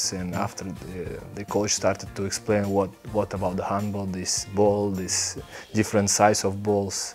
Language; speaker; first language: English; non-native, learner; Belarusian